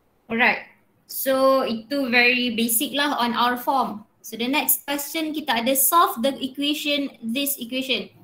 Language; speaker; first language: English; non-native, local second language; Malay